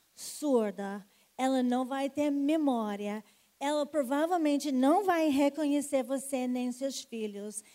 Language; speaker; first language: Portuguese; non-native, fluent; English